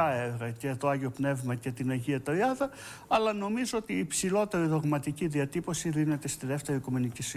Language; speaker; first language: Greek; native; Greek